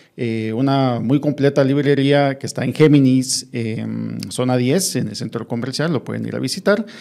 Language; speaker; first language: Spanish; native; Spanish